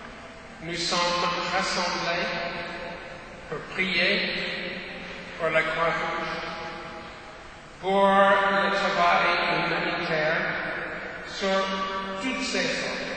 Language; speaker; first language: French; non-native, fluent; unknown